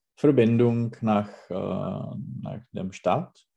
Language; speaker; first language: German; non-native, learner; Czech